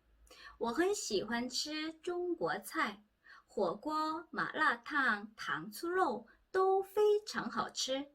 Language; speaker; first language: Chinese; non-native, fluent; Korean